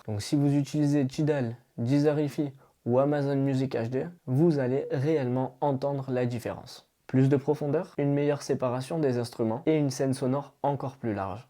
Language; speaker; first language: French; native; French